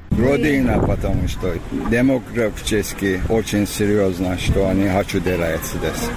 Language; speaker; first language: Russian; non-native, learner; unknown